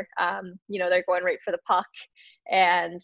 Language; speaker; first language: English; native; English